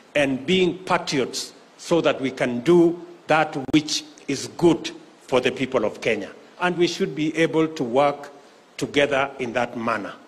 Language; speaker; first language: English; non-native, local second language; Kalenjin